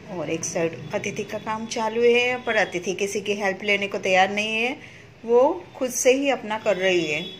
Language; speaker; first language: Hindi; native; Hindi